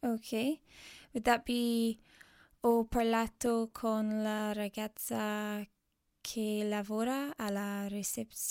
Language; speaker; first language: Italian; non-native, learner; English